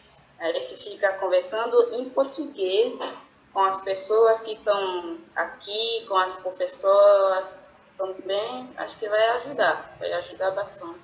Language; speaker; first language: Portuguese; non-native, fluent; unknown